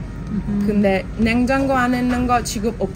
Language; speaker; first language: Korean; non-native, learner; Italian